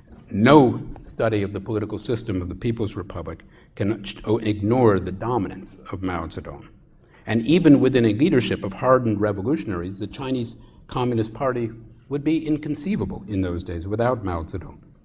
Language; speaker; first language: English; native; English